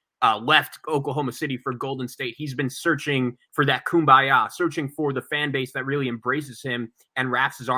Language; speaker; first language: English; native; English